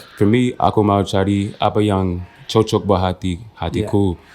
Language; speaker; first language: Indonesian; non-native, fluent; English